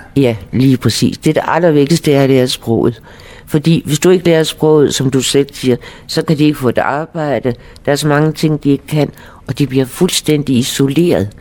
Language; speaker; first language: Danish; native; Danish